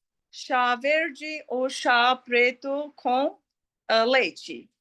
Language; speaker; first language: Portuguese; non-native, learner; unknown